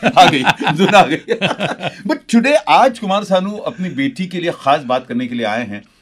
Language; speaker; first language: Hindi; native; Hindi